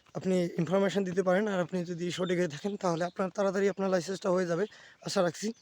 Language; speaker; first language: Bangla; native; Bangla